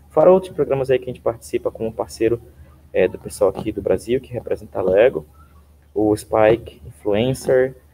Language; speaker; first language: Portuguese; native; Portuguese